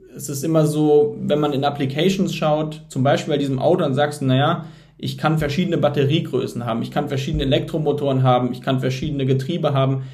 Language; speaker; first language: German; native; German